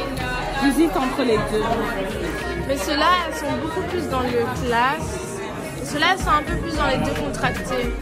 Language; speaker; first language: French; native; French